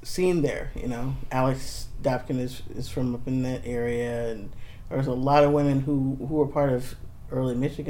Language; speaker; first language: English; native; English